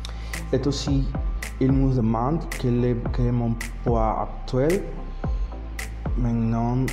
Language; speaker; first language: French; non-native, learner; Spanish